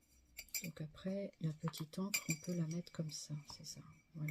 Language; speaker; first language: French; native; French